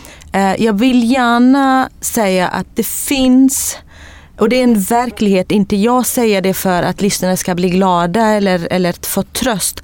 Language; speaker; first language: Swedish; non-native, fluent; Kurdish